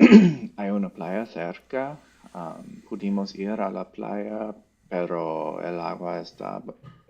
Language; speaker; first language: Spanish; non-native, learner; English